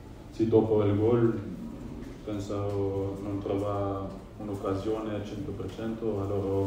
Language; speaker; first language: Italian; non-native, learner; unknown